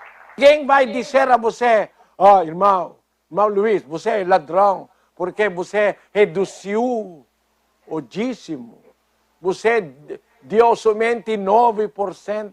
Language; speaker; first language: Portuguese; non-native, fluent; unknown